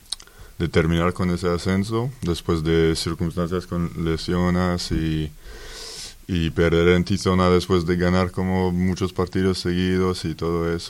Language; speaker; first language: Spanish; non-native, fluent; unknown